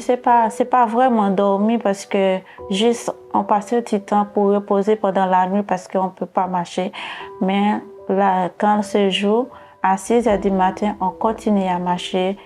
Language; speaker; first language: French; non-native, learner; Haitian Creole